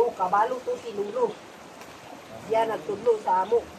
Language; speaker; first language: Cebuano; non-native, local second language; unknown